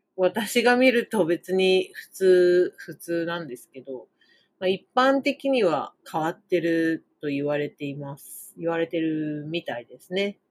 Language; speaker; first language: Japanese; native; Japanese